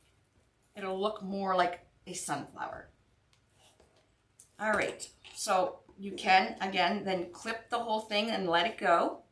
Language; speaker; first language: English; native; English